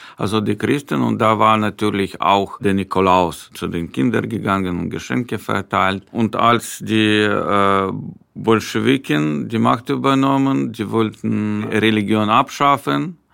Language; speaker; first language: German; non-native, fluent; Ukrainian